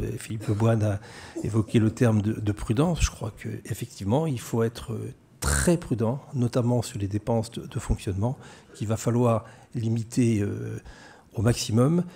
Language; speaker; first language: French; native; French